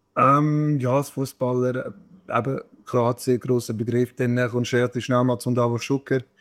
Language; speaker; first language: German; early bilingual, other home language; Croatian